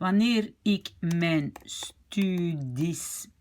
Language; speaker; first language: Dutch; non-native, local second language; French